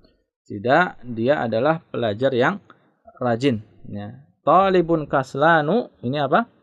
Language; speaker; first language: Indonesian; native; Indonesian